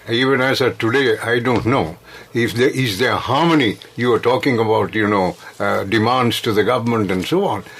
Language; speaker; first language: English; non-native, local second language; Sinhala